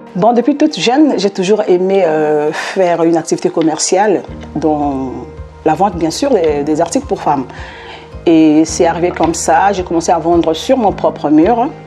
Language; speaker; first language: French; non-native, local second language; Lingala